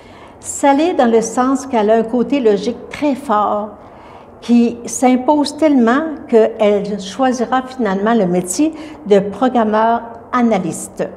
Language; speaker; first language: French; native; French